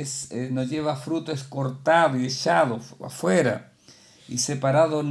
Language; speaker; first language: Spanish; native; Spanish